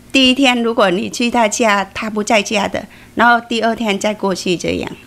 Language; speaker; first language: Chinese; non-native, fluent; Vietnamese